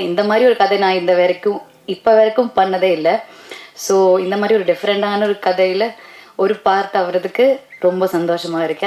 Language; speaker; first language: Tamil; non-native, learner; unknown